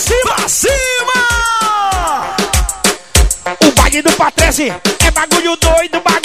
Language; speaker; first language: Portuguese; native; Portuguese